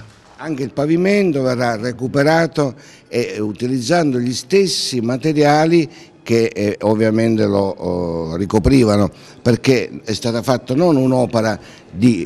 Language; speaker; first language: Italian; native; Italian